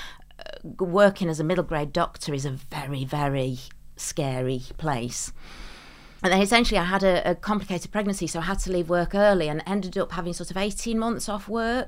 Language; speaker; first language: English; native; English